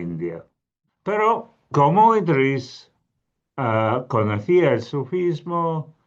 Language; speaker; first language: Spanish; non-native, fluent; English